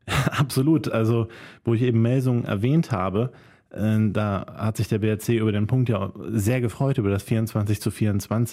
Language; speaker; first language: German; native; German